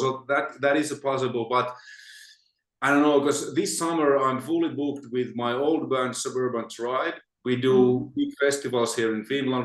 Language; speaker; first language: English; non-native, fluent; Finnish